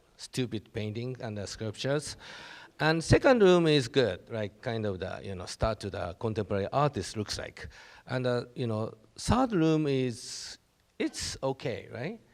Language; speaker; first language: English; non-native, learner; Japanese